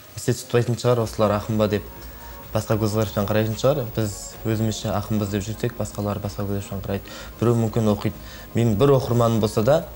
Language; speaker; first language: Kazakh; native; Kazakh